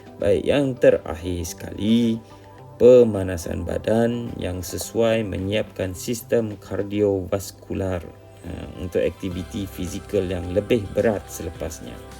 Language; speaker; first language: Malay; native; Malay